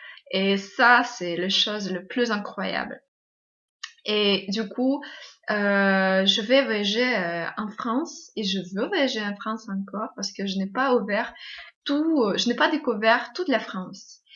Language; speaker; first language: French; non-native, fluent; Russian